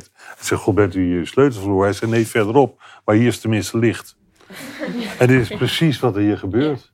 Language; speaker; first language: Dutch; native; Dutch